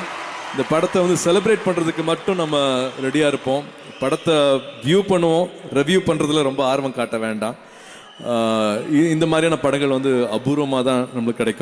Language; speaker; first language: Tamil; native; Tamil